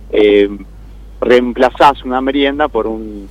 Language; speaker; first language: Spanish; native; Spanish